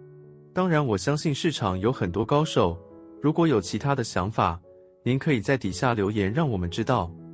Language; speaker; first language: Chinese; native; Chinese